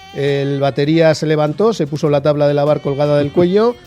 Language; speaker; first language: Spanish; native; Spanish